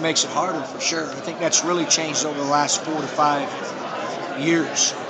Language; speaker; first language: English; native; English